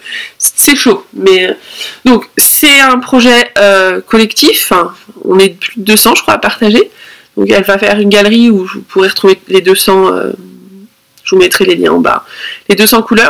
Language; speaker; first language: French; native; French